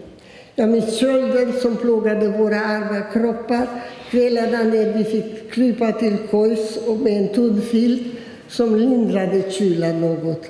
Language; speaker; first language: Swedish; non-native, fluent; Hungarian